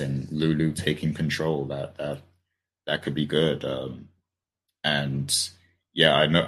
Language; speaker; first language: English; native; English